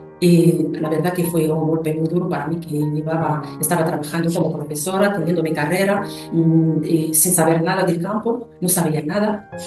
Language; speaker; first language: Spanish; non-native, fluent; Arabic